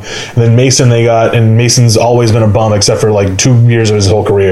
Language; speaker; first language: English; native; English